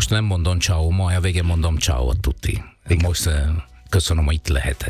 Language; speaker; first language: Hungarian; non-native, learner; Italian